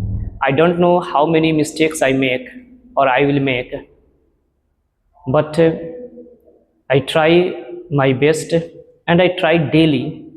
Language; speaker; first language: English; non-native, learner; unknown